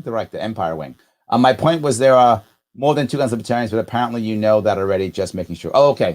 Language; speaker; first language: English; native; English